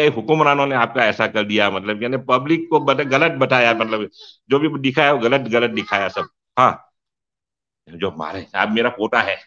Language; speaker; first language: Hindi; non-native, local second language; Gujarati